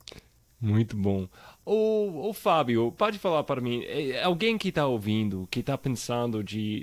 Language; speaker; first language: Portuguese; non-native, fluent; English